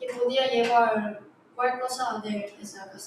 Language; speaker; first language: Spanish; non-native, learner; Korean